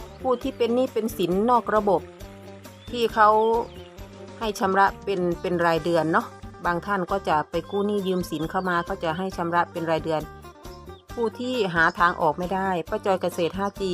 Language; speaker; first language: Thai; native; Thai